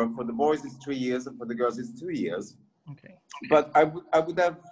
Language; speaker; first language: English; early bilingual, other home language; French